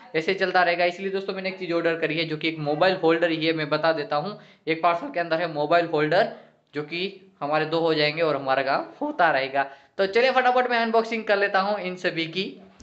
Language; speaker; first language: Hindi; non-native, local second language; Gujarati